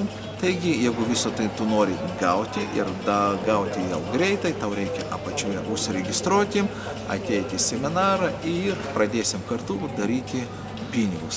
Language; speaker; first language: Lithuanian; native; Lithuanian